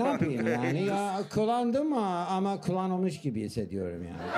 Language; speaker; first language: Turkish; non-native, fluent; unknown